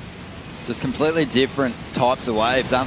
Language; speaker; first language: English; native; English